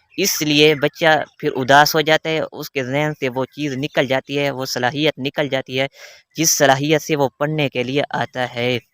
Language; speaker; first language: Urdu; non-native, local second language; Baluchi